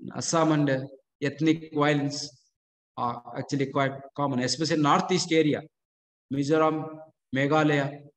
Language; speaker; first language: English; non-native, local second language; Kannada